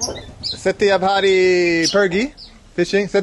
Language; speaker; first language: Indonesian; non-native, learner; English